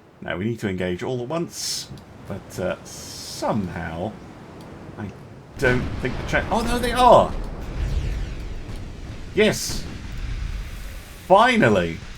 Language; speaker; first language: English; native; English